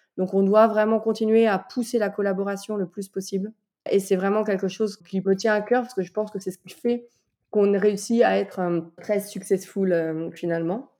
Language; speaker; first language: French; native; French